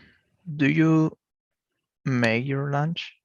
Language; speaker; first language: English; non-native, learner; Portuguese